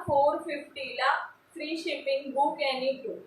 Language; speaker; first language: Hindi; non-native, local second language; Marathi